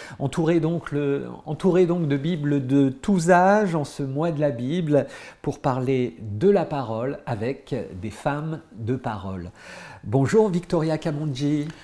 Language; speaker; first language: French; native; French